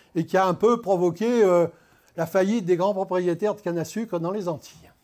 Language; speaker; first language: French; native; French